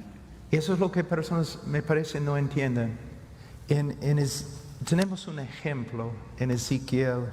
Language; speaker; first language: Spanish; non-native, fluent; English